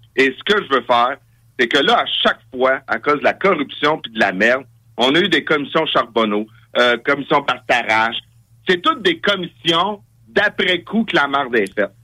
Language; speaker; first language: French; native; French